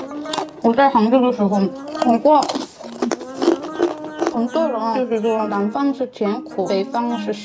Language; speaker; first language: Chinese; non-native, learner; Korean